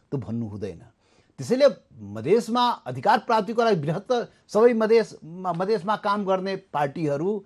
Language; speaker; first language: Nepali; non-native, local second language; Maithili